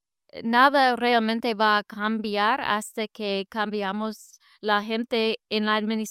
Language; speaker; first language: Spanish; non-native, fluent; English